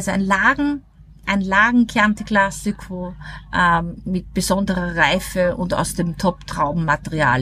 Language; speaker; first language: German; native; German